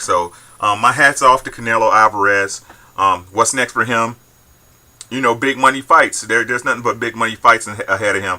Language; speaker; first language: English; native; English